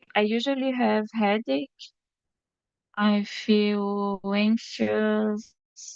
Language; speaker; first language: English; non-native, learner; Portuguese